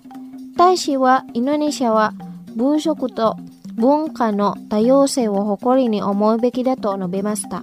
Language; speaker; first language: Japanese; non-native, fluent; Indonesian